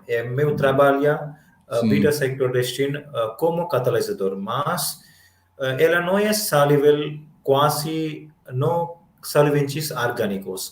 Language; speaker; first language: Portuguese; non-native, learner; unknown